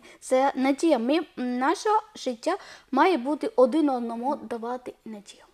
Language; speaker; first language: Ukrainian; non-native, learner; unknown